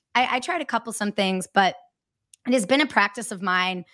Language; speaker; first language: English; native; English